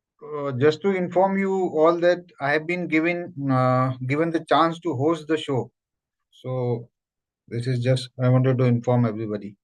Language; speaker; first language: English; non-native, local second language; Hindi